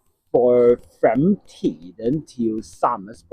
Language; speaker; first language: Norwegian; non-native, fluent; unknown